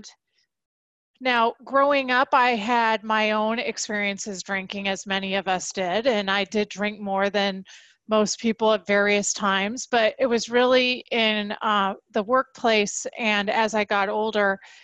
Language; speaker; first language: English; native; English